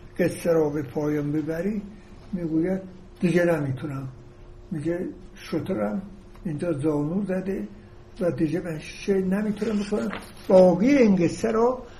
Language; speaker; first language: Persian; native; Persian